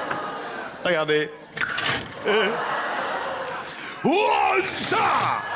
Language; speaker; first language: French; native; French